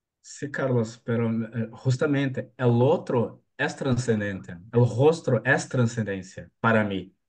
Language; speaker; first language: Spanish; non-native, learner; Portuguese